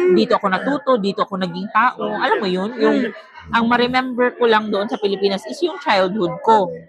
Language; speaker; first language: Filipino; native; Filipino